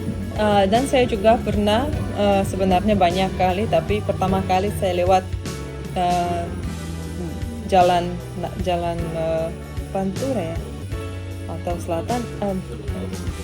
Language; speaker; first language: Indonesian; non-native, fluent; Russian